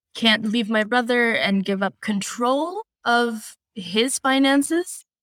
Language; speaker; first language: English; non-native, local second language; Filipino